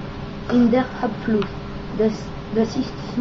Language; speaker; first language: German; non-native, learner; French